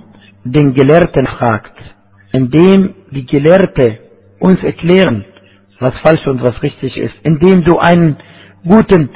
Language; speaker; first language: German; non-native, fluent; Arabic